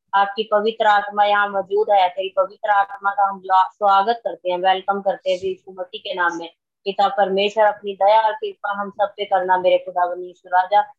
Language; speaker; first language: Hindi; non-native, local second language; Punjabi